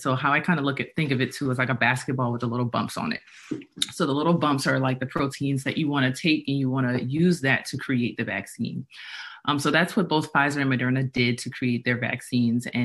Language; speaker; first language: English; native; English